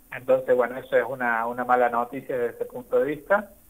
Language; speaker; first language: Spanish; native; Spanish